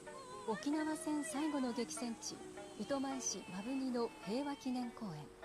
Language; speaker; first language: Japanese; native; Japanese